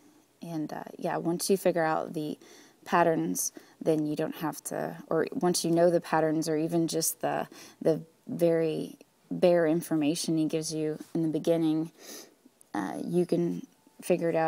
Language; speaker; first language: English; native; English